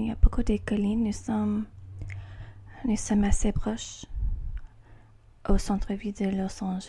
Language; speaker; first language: French; non-native, learner; English